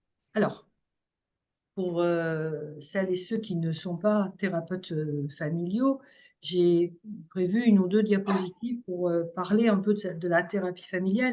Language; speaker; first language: French; native; French